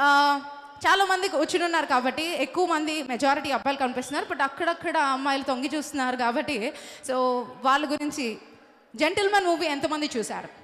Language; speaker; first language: Telugu; native; Telugu